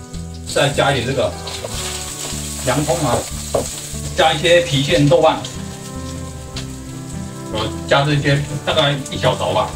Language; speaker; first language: Chinese; native; Chinese